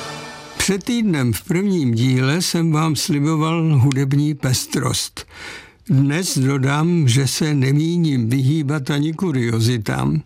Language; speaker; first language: Czech; native; Czech